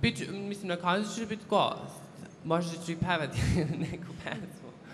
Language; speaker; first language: Serbian; early bilingual, heritage; Serbian